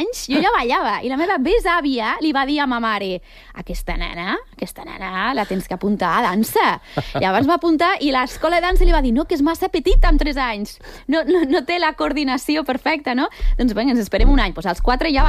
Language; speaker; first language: Catalan; native; Catalan